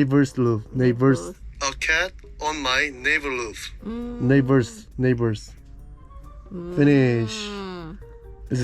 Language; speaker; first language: English; non-native, learner; Korean